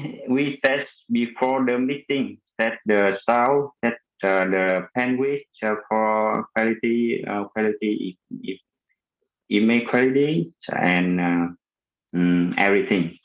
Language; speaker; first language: English; non-native, fluent; Vietnamese